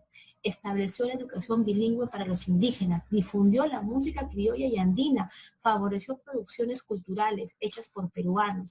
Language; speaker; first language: Spanish; native; Spanish